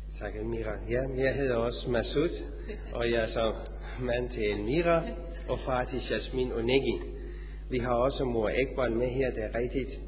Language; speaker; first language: Danish; non-native, fluent; Persian